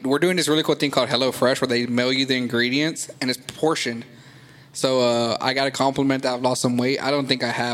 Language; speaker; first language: English; early bilingual, other home language; Spanish